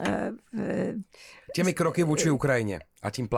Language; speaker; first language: Czech; native; Czech